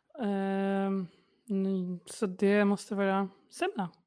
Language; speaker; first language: Swedish; non-native, fluent; Polish